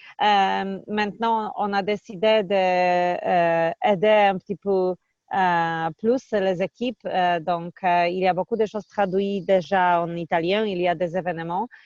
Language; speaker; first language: French; non-native, fluent; Polish